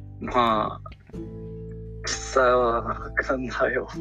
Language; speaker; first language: Japanese; non-native, learner; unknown